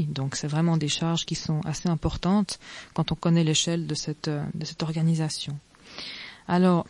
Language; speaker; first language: French; native; French